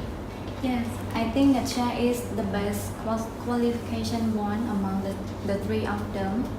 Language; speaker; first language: English; non-native, learner; Khmer